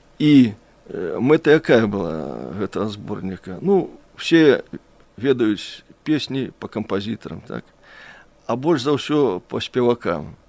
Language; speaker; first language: Belarusian; native; Belarusian